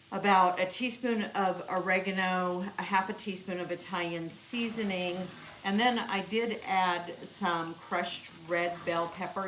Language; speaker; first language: English; native; English